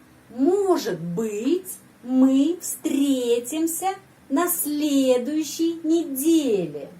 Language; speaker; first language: Russian; non-native, fluent; Indonesian